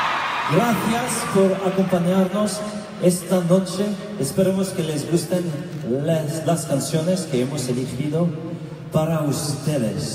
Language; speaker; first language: Spanish; non-native, learner; French